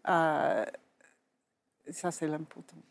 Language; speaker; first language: French; non-native, fluent; English